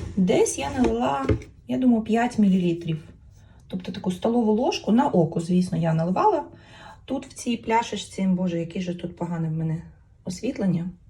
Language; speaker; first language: Ukrainian; native; Ukrainian